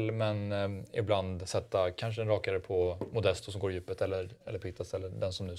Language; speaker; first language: Swedish; native; Swedish